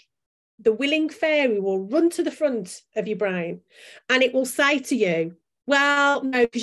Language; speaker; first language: English; native; English